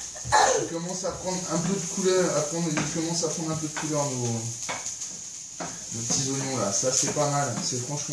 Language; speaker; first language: French; native; French